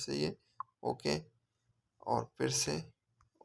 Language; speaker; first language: Hindi; non-native, local second language; Punjabi